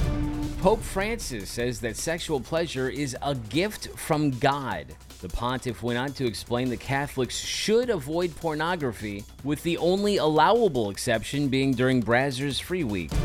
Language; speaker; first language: English; native; English